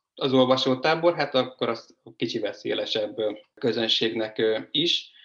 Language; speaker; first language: Hungarian; native; Hungarian